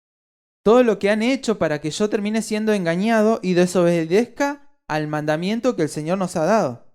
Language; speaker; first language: Spanish; native; Spanish